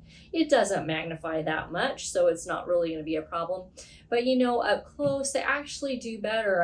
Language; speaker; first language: English; native; English